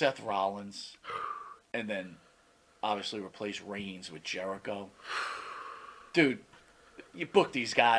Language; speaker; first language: English; native; English